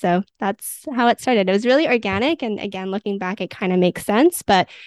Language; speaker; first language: English; native; English